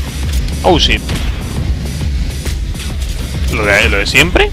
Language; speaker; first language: Spanish; native; Spanish